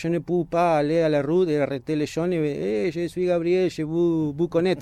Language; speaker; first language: French; non-native, fluent; Spanish